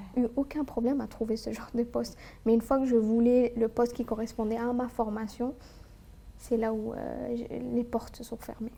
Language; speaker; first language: French; non-native, local second language; Arabic